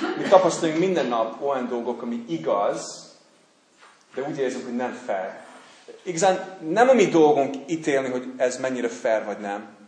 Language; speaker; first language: Hungarian; non-native, fluent; English